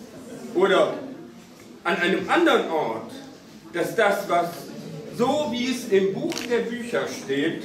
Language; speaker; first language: German; native; German